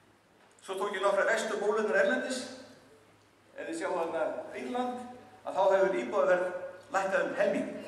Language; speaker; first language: Icelandic; native; Icelandic